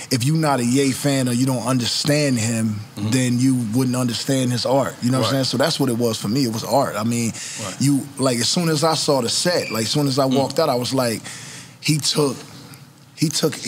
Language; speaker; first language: English; native; English